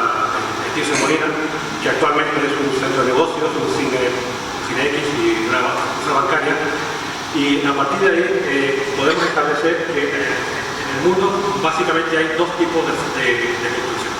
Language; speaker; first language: Spanish; native; Spanish